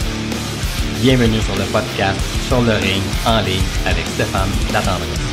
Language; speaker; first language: French; native; French